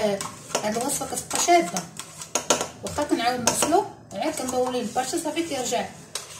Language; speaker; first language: Arabic; native; Arabic